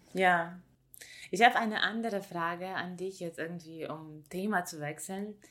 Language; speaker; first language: German; non-native, fluent; Ukrainian